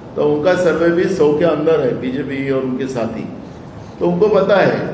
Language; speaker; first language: Hindi; non-native, local second language; Marathi